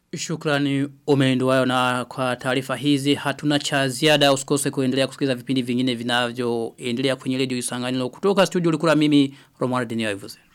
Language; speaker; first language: Swahili; non-native, local second language; Rundi